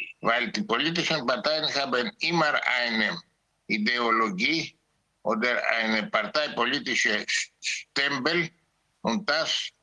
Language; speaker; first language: German; non-native, learner; Greek